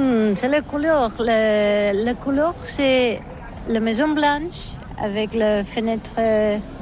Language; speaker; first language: French; non-native, learner; Catalan